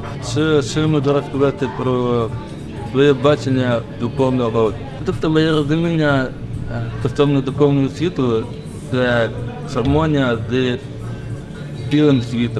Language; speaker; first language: Ukrainian; native; Ukrainian